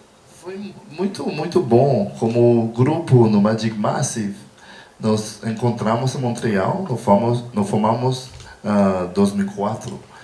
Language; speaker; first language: Portuguese; non-native, learner; Haitian Creole